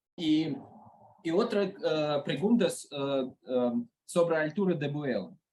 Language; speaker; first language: Spanish; non-native, learner; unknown